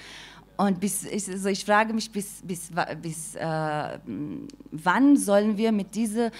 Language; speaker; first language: German; non-native, fluent; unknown